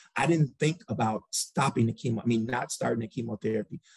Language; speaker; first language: English; native; English